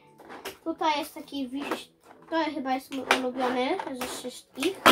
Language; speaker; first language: Polish; early bilingual, heritage; Polish